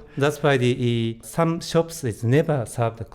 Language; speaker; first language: English; non-native, learner; Japanese